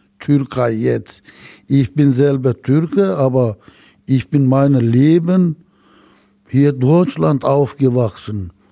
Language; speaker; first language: German; non-native, learner; Turkish